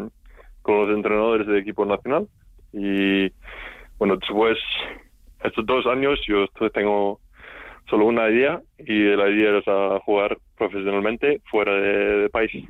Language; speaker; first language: Spanish; non-native, learner; Icelandic